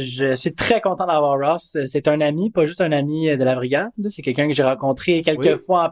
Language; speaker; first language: French; native; French